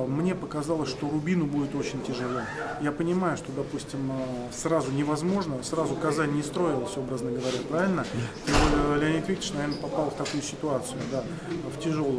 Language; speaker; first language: Russian; native; Russian